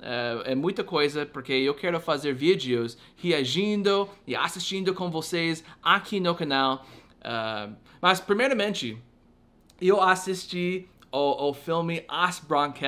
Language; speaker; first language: Portuguese; non-native, fluent; English